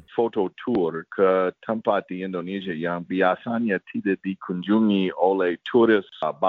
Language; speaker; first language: Indonesian; non-native, fluent; English